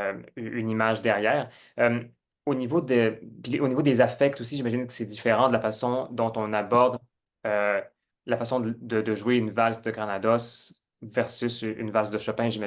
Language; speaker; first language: French; native; French